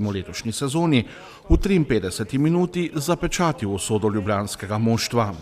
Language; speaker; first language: Slovenian; native; Slovenian